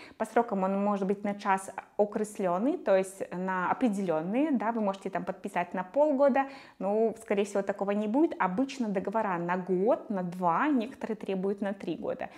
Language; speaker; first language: Russian; native; Russian